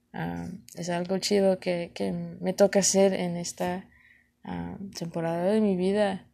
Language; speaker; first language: Spanish; early bilingual, heritage; Spanish